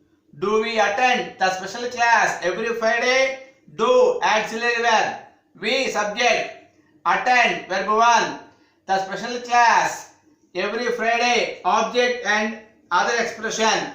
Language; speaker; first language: English; non-native, local second language; Telugu